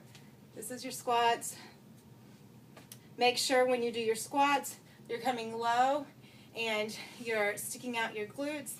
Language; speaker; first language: English; native; English